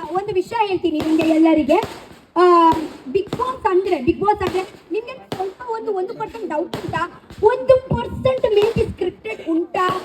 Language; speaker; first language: Kannada; non-native, local second language; Tulu